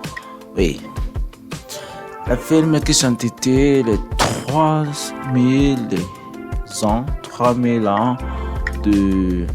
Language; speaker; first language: French; non-native, learner; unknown